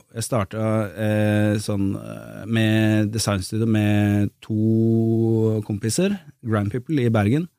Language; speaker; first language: Norwegian; native; Norwegian